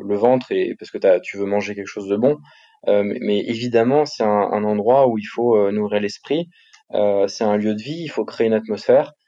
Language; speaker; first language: French; native; French